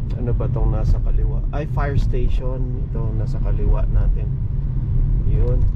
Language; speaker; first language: Filipino; native; Filipino